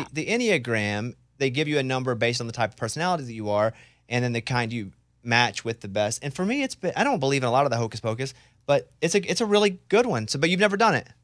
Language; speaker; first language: English; native; English